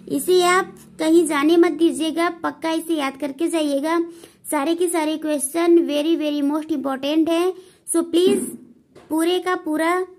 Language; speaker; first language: Hindi; native; Hindi